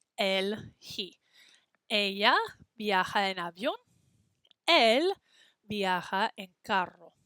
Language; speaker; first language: Spanish; non-native, fluent; English